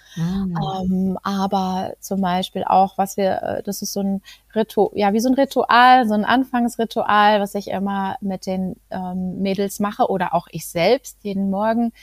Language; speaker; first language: German; native; German